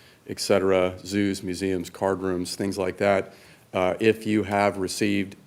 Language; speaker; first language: English; native; English